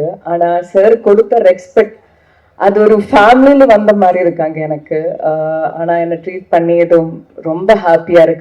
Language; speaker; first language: Tamil; non-native, learner; Malayalam